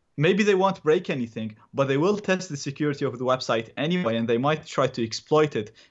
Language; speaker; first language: English; non-native, fluent; Arabic